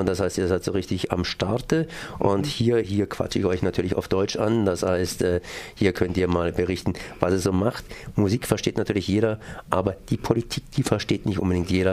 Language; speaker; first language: German; native; German